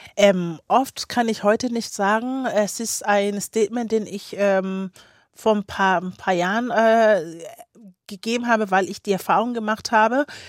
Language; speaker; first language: German; early bilingual, other home language; Akan